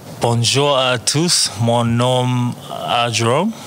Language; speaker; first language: French; non-native, learner; English